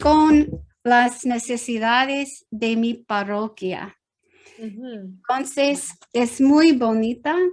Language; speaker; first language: Spanish; non-native, learner; English